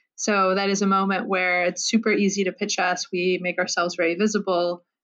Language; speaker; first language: English; non-native, fluent; French